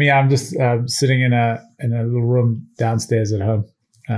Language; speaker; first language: English; native; English